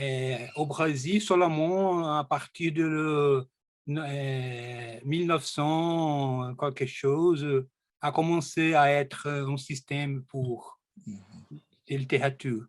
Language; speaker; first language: French; non-native, learner; Portuguese